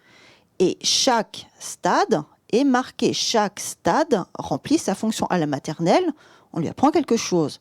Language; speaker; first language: French; native; French